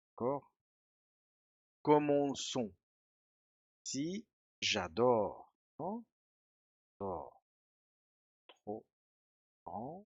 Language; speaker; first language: French; non-native, fluent; Spanish